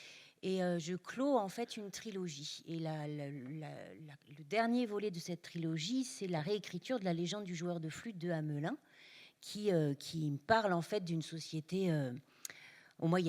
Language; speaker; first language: French; native; French